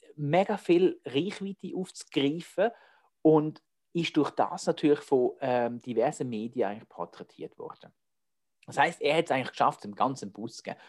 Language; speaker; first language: German; native; German